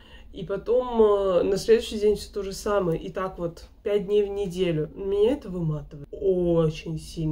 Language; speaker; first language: Russian; native; Russian